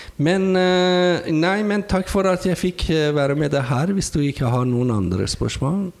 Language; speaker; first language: Norwegian; non-native, fluent; Persian